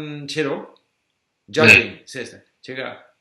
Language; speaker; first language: Korean; non-native, learner; English